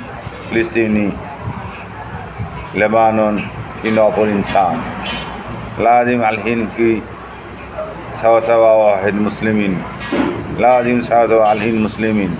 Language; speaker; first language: Arabic; non-native, learner; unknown